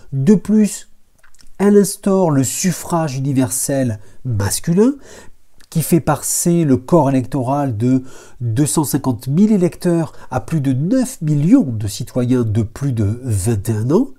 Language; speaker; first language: French; native; French